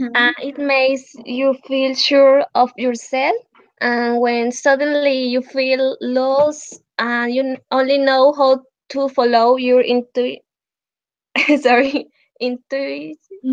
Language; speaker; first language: English; non-native, learner; Spanish